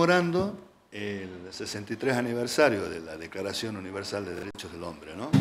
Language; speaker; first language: Spanish; native; Spanish